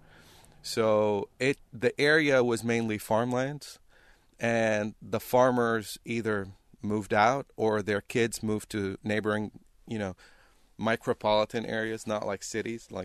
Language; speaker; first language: English; non-native, fluent; Arabic